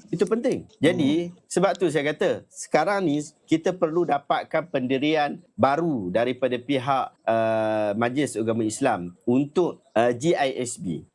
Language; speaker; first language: Malay; native; Malay